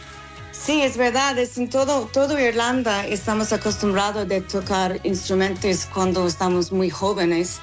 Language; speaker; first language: Spanish; non-native, learner; English